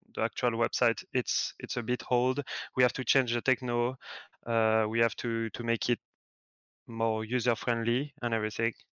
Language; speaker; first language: English; non-native, fluent; French